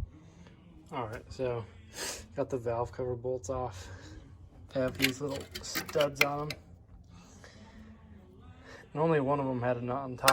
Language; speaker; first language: English; native; English